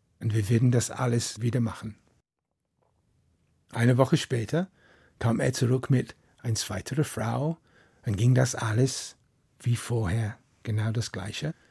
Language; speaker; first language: German; non-native, fluent; English